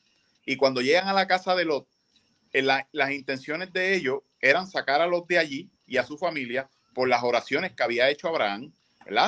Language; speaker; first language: Spanish; native; Spanish